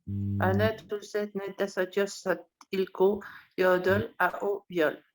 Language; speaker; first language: Korean; non-native, learner; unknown